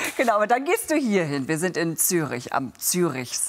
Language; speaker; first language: German; native; German